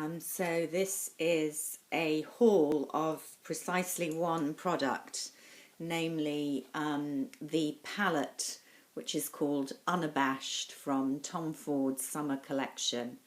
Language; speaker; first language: English; native; English